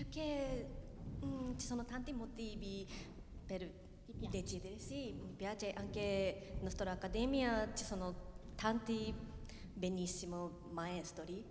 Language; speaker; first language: Italian; non-native, learner; Japanese